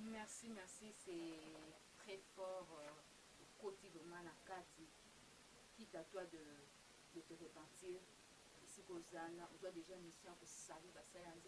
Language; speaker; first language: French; non-native, local second language; Lingala